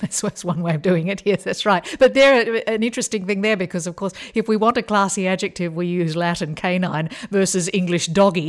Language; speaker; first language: English; native; English